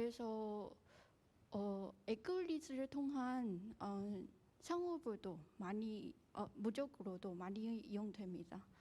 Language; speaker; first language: Korean; non-native, fluent; Chinese